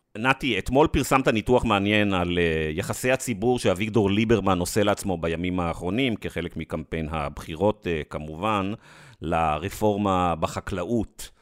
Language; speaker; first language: Hebrew; native; Hebrew